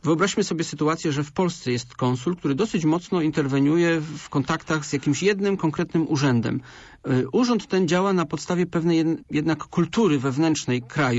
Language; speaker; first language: Polish; native; Polish